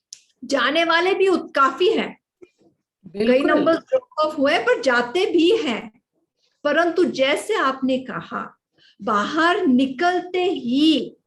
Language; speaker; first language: Hindi; native; Hindi